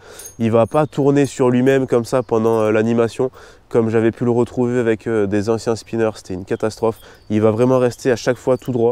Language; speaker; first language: French; native; French